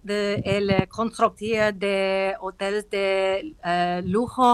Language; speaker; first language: Spanish; non-native, learner; English